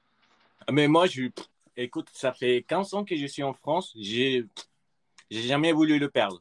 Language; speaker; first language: French; early bilingual, other home language; Spanish